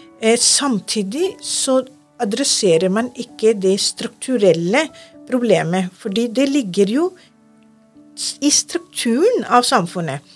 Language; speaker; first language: Norwegian; non-native, fluent; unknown